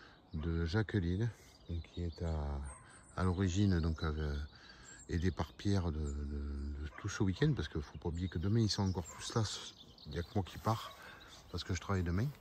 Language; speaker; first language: French; native; French